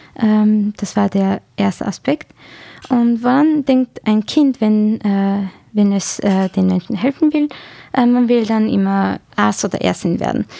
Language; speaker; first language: German; early bilingual, other home language; Hungarian